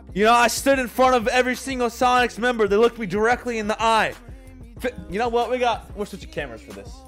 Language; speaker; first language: English; native; English